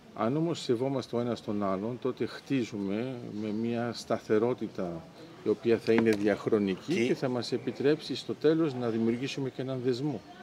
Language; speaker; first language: Greek; early bilingual, heritage; Greek